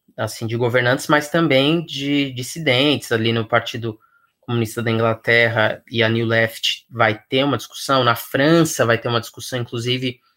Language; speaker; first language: Portuguese; native; Portuguese